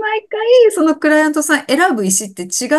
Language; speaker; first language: Japanese; native; Japanese